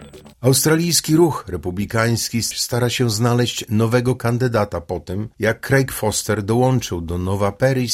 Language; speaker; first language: Polish; native; Polish